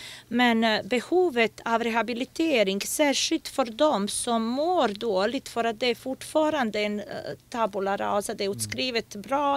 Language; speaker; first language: Swedish; non-native, fluent; Bosnian